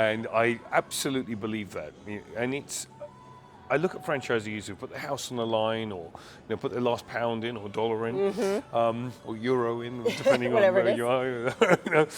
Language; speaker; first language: English; native; English